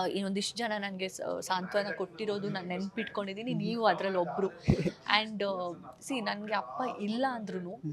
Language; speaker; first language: Kannada; non-native, local second language; Tulu